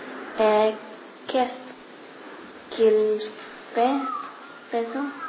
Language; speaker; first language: French; non-native, learner; English